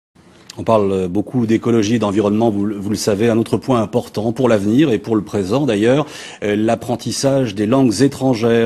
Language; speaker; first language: French; native; French